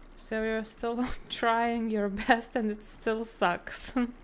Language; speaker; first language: English; non-native, fluent; Lithuanian